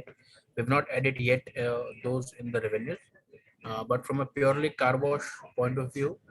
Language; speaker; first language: English; non-native, local second language; Hindi